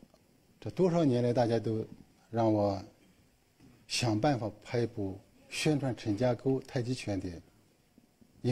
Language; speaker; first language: Chinese; native; Chinese